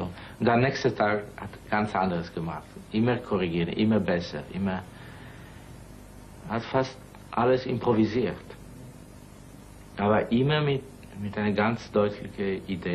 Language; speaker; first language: German; non-native, learner; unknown